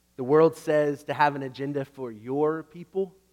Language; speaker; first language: English; native; English